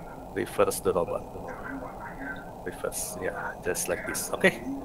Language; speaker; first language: English; non-native, fluent; Indonesian